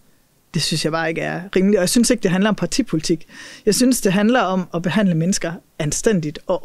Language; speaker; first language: Danish; native; Danish